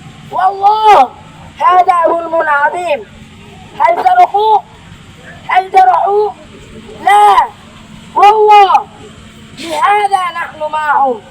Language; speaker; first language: Arabic; non-native, learner; Bangla